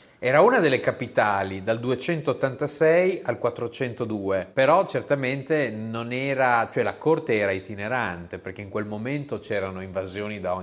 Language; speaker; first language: Italian; native; Italian